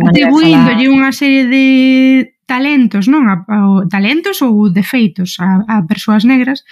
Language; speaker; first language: Galician; native; Galician